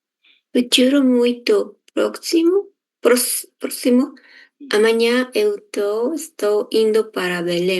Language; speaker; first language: Portuguese; non-native, learner; Spanish